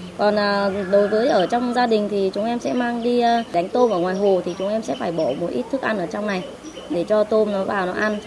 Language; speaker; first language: Vietnamese; non-native, local second language; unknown